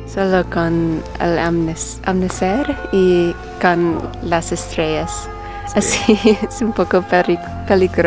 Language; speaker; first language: Spanish; non-native, learner; English